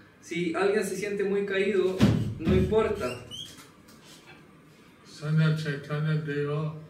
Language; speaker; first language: Spanish; non-native, learner; English